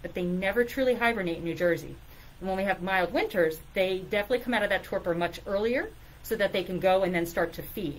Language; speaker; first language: English; native; English